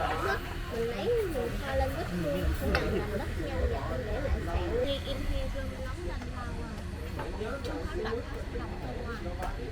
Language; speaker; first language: Vietnamese; native; Vietnamese